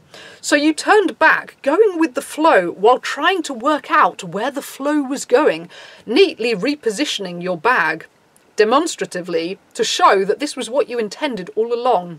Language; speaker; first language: English; native; English